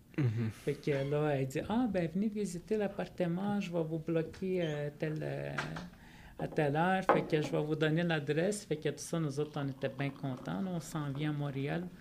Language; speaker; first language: French; non-native, local second language; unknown